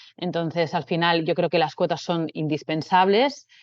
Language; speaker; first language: Spanish; non-native, local second language; Catalan